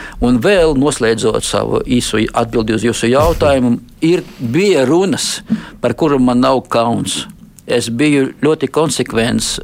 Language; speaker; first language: Latvian; non-native, local second language; Russian